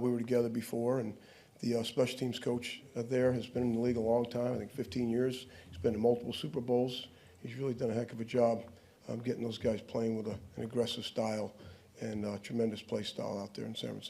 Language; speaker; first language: English; native; English